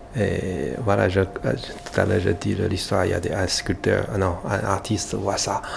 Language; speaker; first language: French; non-native, learner; Chinese